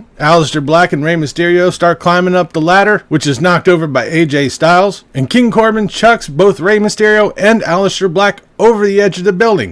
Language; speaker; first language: English; native; English